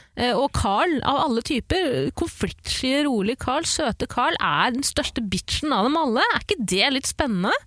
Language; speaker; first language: Norwegian; early bilingual, other home language; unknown